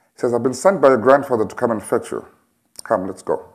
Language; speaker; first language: English; non-native, local second language; Xhosa